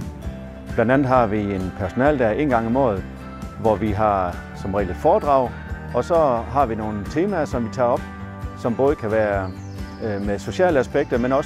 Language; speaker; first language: Danish; native; Danish